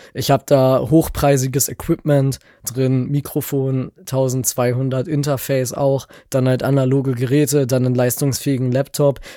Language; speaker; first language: German; native; German